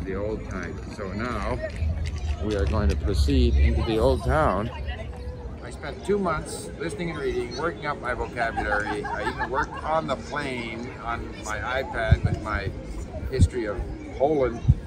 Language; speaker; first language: English; native; English